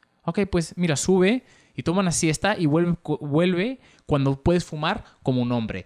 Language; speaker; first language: Spanish; early bilingual, heritage; Spanish